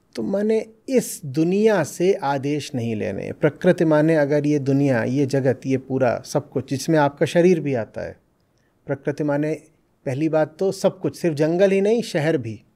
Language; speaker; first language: Hindi; native; Hindi